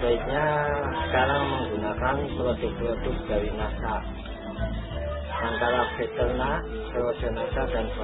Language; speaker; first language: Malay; non-native, local second language; Javanese